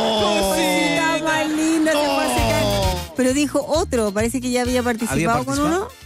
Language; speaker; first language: Spanish; native; Spanish